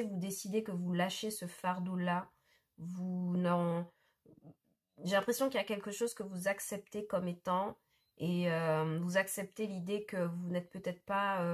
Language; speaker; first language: French; native; French